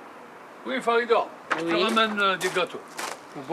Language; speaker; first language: French; non-native, local second language; Arabic